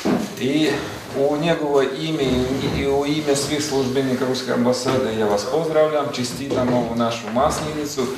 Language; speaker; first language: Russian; non-native, learner; Serbian